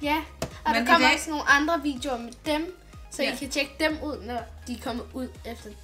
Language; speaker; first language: Danish; early bilingual, other home language; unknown